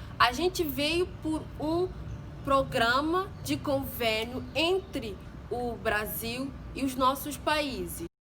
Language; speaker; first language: Portuguese; non-native, local second language; Kabuverdianu